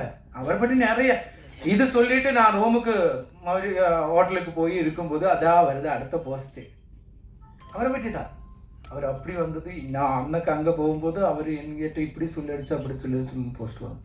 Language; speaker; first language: Tamil; non-native, learner; Malayalam